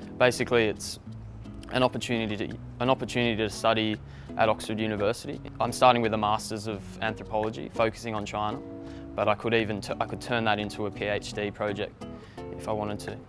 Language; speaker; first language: English; native; English